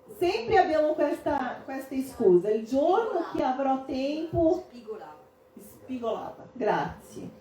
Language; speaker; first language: Italian; non-native, fluent; Portuguese